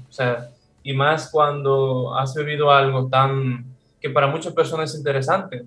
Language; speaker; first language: Spanish; non-native, fluent; Russian